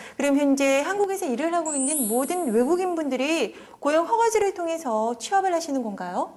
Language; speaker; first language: Korean; native; Korean